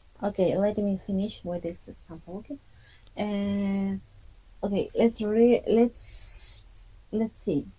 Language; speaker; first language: English; non-native, fluent; Spanish